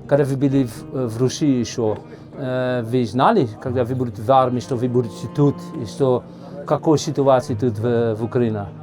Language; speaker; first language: Russian; non-native, learner; Dutch